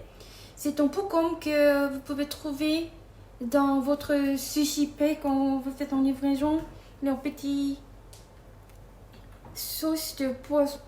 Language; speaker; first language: French; non-native, fluent; Korean